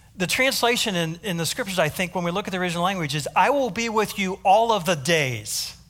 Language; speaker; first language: English; native; English